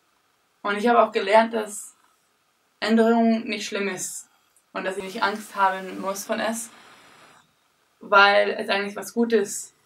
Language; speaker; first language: German; non-native, learner; English